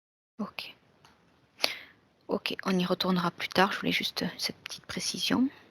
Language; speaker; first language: French; native; French